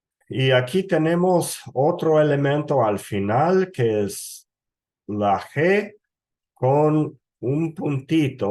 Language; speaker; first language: Spanish; non-native, fluent; English